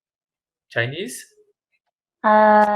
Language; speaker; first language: English; non-native, fluent; Arabic